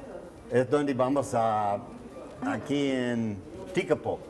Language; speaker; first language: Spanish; non-native, learner; English